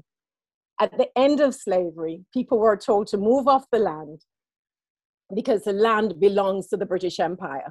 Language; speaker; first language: English; native; English